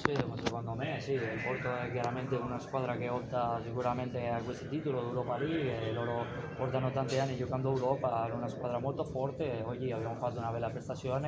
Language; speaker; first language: Italian; non-native, fluent; Spanish